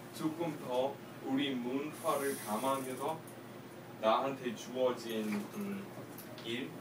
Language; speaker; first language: Korean; native; Korean